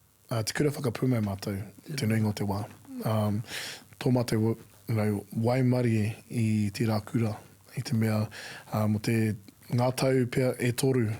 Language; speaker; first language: Māori; non-native, local second language; English